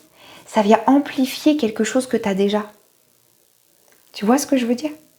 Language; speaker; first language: French; native; French